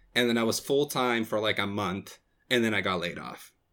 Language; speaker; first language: English; non-native, fluent; Portuguese